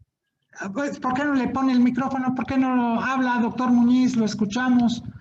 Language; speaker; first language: Spanish; native; Spanish